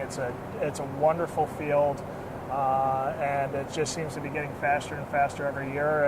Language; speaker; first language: English; native; English